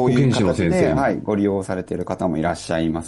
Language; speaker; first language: Japanese; native; Japanese